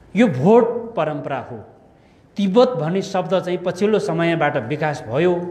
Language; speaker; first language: Nepali; non-native, local second language; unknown